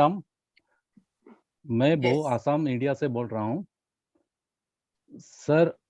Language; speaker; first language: Hindi; non-native, local second language; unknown